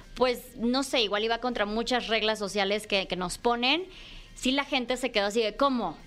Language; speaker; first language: Spanish; native; Spanish